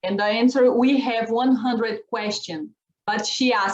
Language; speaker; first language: English; non-native, learner; Portuguese